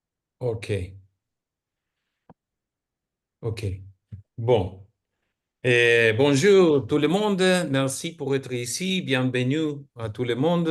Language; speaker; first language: French; non-native, fluent; Spanish